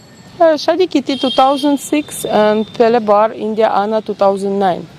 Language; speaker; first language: Hindi; non-native, learner; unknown